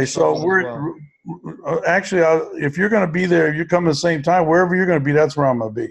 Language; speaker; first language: English; native; English